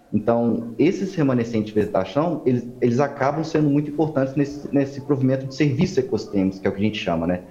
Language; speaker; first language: Portuguese; native; Portuguese